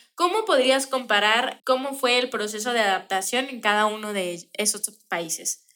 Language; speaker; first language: Spanish; native; Spanish